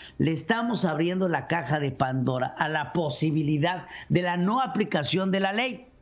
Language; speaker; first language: Spanish; native; Spanish